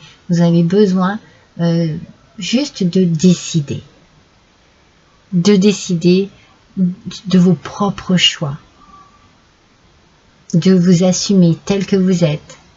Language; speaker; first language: French; native; French